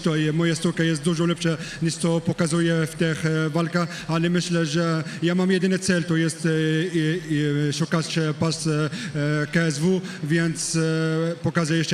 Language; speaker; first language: Polish; non-native, fluent; French